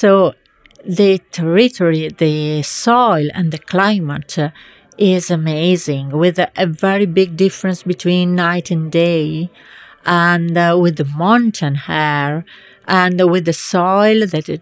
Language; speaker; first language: English; non-native, fluent; Italian